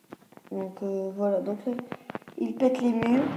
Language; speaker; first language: French; native; French